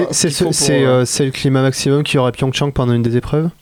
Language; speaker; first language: French; native; French